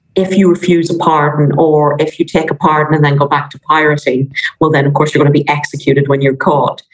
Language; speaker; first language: English; native; English